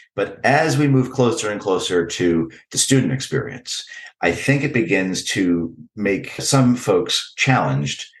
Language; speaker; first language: English; native; English